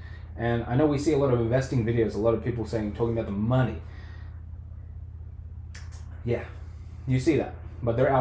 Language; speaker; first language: English; native; English